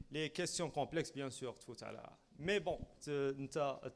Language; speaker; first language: French; non-native, local second language; Arabic